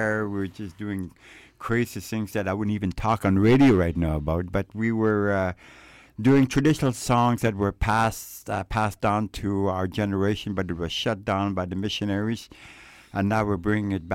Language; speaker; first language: English; native; English